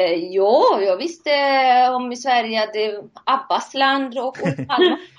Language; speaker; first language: Swedish; non-native, fluent; Somali